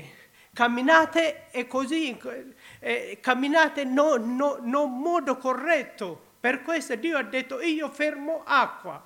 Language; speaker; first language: Italian; non-native, learner; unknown